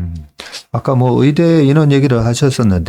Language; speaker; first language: Korean; native; Korean